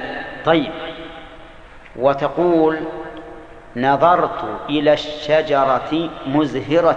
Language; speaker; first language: Arabic; native; Arabic